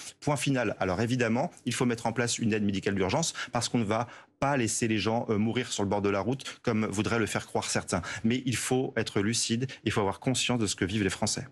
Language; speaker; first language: French; native; French